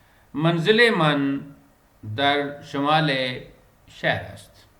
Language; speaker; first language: Persian; non-native, fluent; Urdu